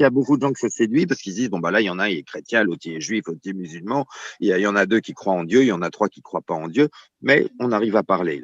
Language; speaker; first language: French; native; French